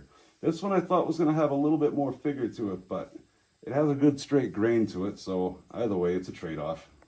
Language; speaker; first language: English; native; English